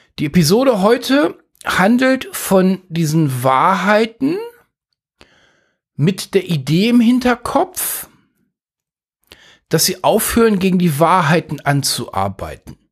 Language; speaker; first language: German; native; German